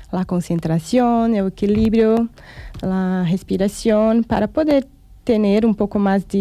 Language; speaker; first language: Spanish; non-native, learner; Portuguese